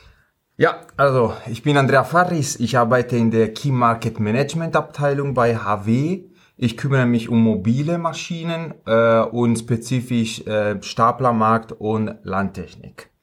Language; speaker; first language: German; non-native, fluent; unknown